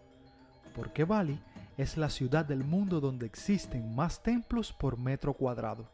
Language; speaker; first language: Spanish; native; Spanish